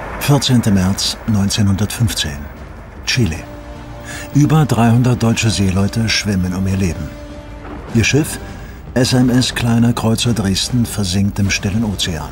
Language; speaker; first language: German; native; German